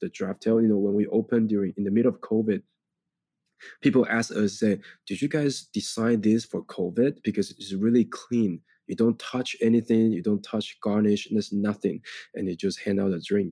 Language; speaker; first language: English; non-native, fluent; Chinese